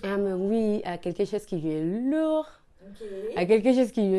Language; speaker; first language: French; non-native, learner; Spanish